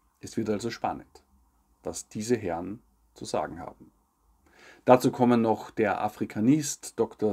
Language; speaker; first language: German; native; German